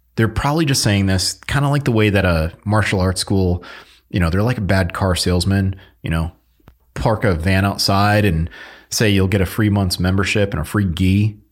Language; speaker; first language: English; early bilingual, other home language; Filipino